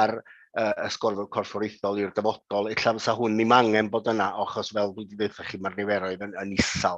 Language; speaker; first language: Welsh; native; Welsh